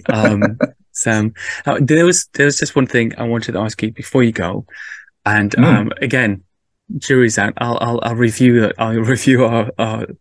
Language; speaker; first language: English; native; English